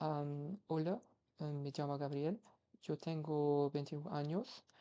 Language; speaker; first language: Spanish; non-native, learner; Portuguese